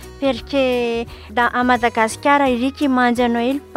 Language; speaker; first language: Italian; non-native, learner; Malagasy